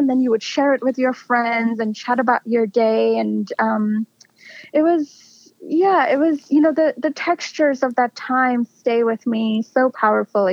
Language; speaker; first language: English; non-native, local second language; Bangla